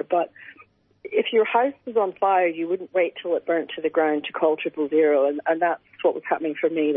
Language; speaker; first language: English; native; English